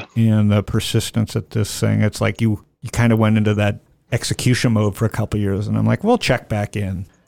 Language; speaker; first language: English; native; English